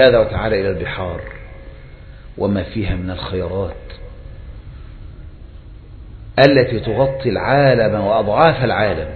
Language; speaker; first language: Arabic; native; Arabic